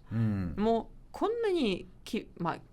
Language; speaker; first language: Japanese; non-native, learner; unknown